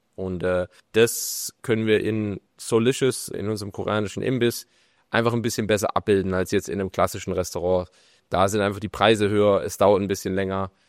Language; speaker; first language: German; native; German